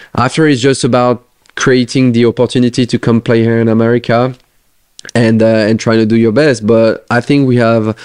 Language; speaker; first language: English; non-native, fluent; French